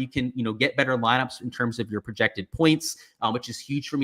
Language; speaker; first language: English; native; English